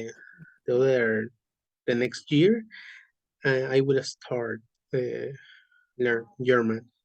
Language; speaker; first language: English; non-native, learner; Spanish